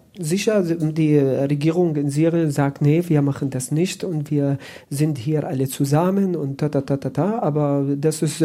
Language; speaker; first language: German; non-native, learner; Arabic